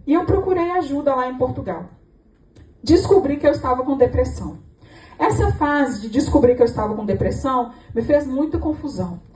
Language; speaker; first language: Portuguese; native; Portuguese